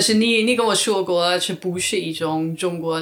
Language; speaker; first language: Chinese; non-native, learner; English